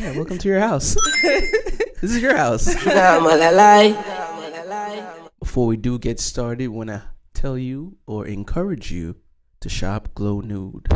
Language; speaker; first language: English; native; English